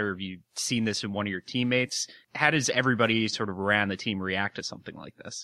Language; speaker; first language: English; native; English